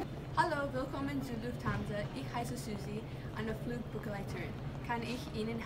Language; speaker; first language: German; non-native, learner; English